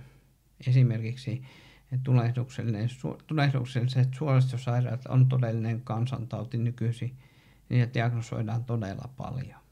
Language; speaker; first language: Finnish; native; Finnish